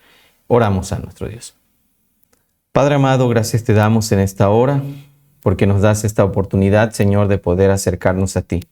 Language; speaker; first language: Spanish; native; Spanish